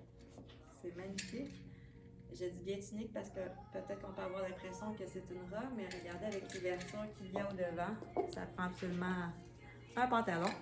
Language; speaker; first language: French; native; French